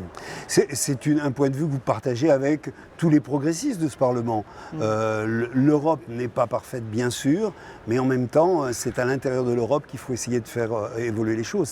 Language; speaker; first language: French; native; French